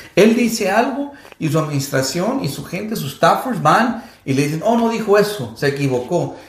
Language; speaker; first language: Spanish; early bilingual, heritage; Spanish